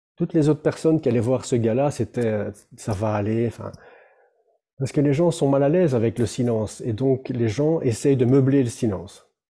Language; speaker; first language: French; native; French